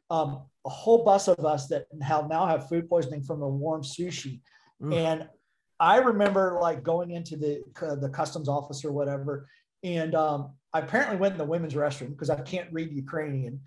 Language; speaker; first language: English; native; English